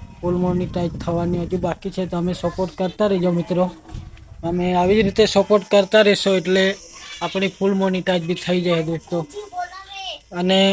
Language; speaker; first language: Gujarati; non-native, local second language; Vasavi